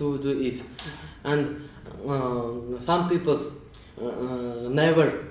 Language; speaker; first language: English; non-native, learner; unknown